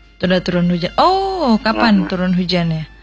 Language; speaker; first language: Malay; non-native, local second language; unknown